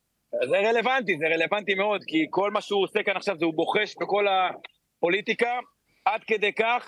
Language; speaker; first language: Hebrew; native; Hebrew